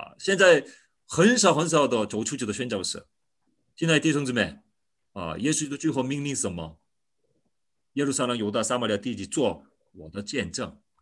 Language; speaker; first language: Chinese; non-native, fluent; Korean